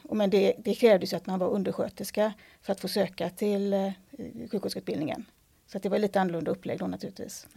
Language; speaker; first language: Swedish; native; Swedish